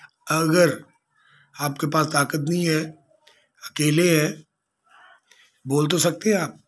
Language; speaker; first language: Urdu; non-native, local second language; Punjabi